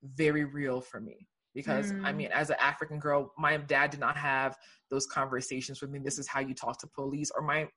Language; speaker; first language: English; early bilingual, other home language; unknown